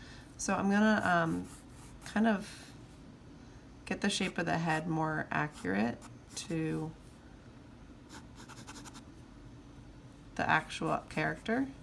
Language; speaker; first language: English; native; English